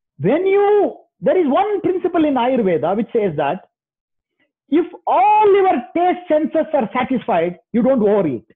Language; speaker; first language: English; non-native, local second language; Kannada